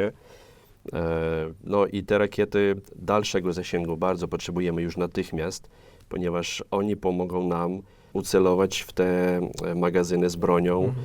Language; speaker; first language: Polish; non-native, fluent; Ukrainian